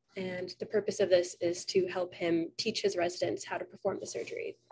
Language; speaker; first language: English; native; English